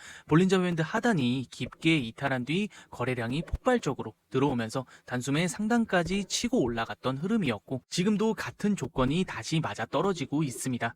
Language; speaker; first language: Korean; native; Korean